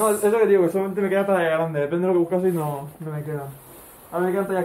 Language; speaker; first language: Spanish; native; Spanish